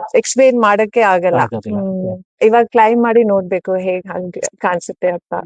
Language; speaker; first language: Kannada; early bilingual, heritage; Kannada